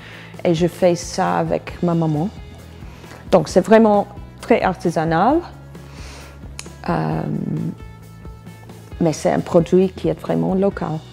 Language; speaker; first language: French; non-native, fluent; English